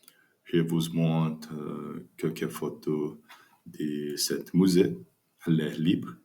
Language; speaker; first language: French; non-native, learner; Portuguese